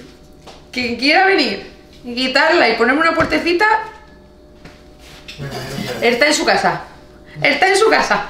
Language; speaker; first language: Spanish; native; Spanish